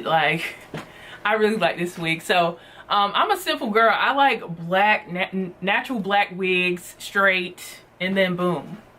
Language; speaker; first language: English; native; English